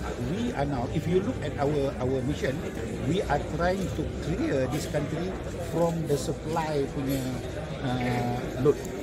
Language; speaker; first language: English; non-native, local second language; Malay